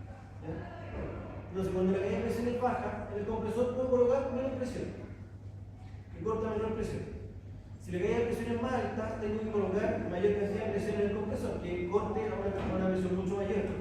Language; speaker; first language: Spanish; native; Spanish